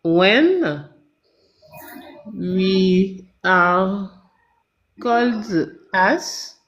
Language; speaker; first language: English; non-native, learner; French